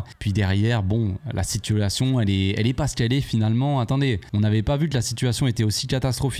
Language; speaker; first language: French; native; French